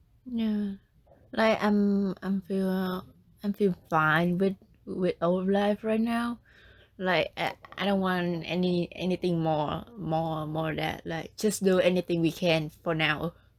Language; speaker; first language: English; non-native, learner; Vietnamese